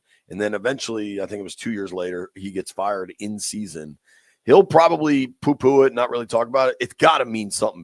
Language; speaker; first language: English; native; English